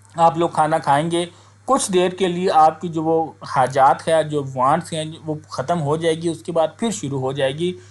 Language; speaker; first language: Urdu; non-native, local second language; Punjabi